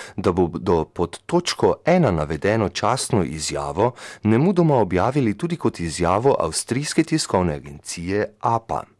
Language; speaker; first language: Slovenian; native; Slovenian